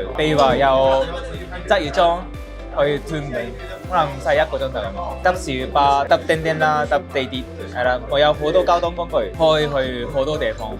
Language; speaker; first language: Cantonese; non-native, fluent; Japanese